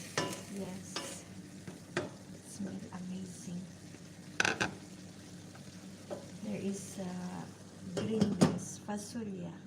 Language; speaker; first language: English; non-native, learner; Bikol